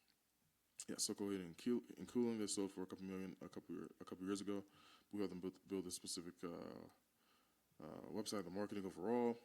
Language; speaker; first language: English; native; English